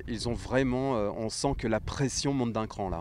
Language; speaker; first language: French; native; French